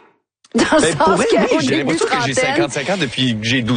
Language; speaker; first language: French; native; French